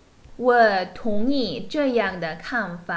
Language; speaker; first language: Chinese; non-native, fluent; Korean